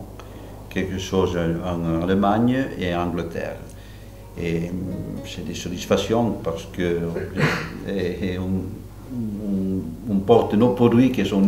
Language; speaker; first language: French; non-native, local second language; Italian